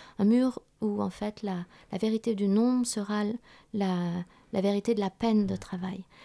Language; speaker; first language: French; early bilingual, other home language; Vietnamese